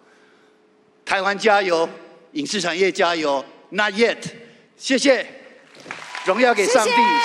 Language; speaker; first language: Chinese; native; Chinese